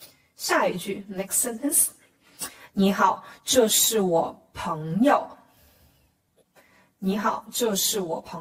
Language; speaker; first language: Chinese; non-native, fluent; Khmer